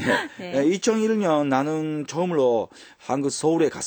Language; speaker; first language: Korean; non-native, fluent; Japanese